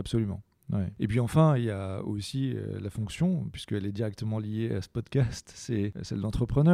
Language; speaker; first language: French; native; French